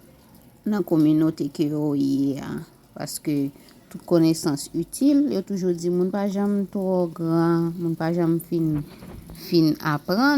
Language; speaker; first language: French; non-native, local second language; Haitian Creole